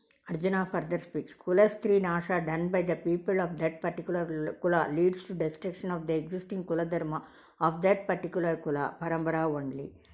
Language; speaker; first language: English; non-native, local second language; Tamil